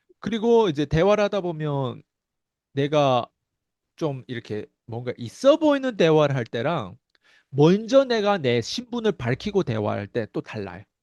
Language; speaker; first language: Korean; non-native, fluent; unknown